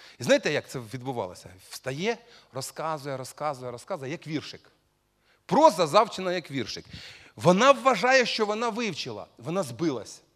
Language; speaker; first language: Ukrainian; non-native, local second language; Russian